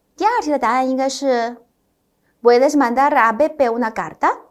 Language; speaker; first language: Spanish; non-native, fluent; Chinese